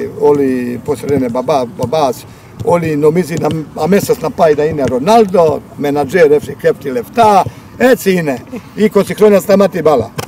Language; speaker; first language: Greek; non-native, learner; Bosnian